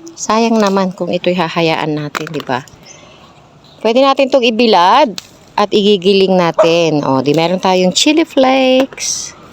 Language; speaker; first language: Filipino; non-native, local second language; Bikol